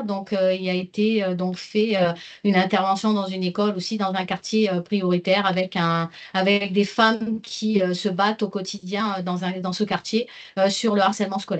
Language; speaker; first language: French; native; French